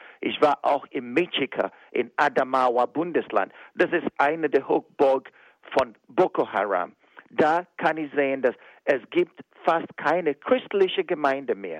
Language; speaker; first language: German; non-native, fluent; Igbo